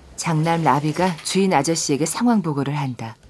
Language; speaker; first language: Korean; native; Korean